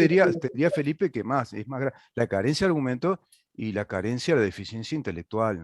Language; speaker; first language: Spanish; native; Spanish